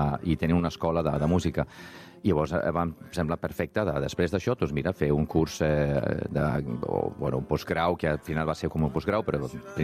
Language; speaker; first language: Catalan; non-native, fluent; Icelandic